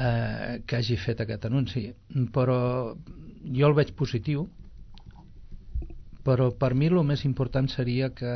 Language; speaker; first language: Catalan; non-native, local second language; Spanish